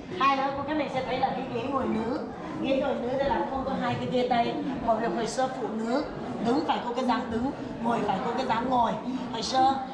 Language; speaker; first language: Vietnamese; non-native, fluent; Chinese